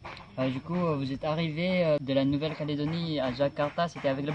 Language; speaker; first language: French; non-native, learner; Indonesian